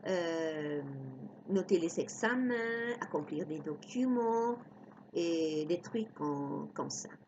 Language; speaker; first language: French; non-native, fluent; Spanish